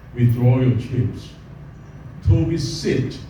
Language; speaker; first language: English; non-native, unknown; Thai